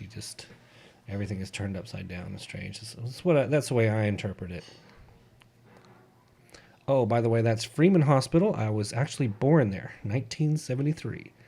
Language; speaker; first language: English; native; English